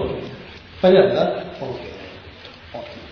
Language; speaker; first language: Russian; non-native, learner; Tibetan